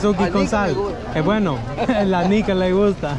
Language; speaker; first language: Spanish; non-native, learner; English